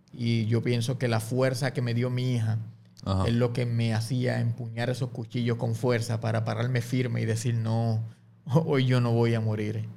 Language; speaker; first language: Spanish; native; Spanish